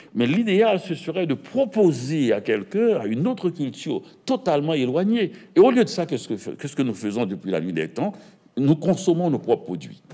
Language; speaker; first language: French; native; French